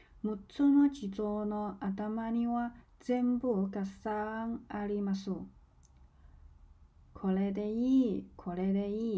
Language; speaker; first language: Japanese; non-native, learner; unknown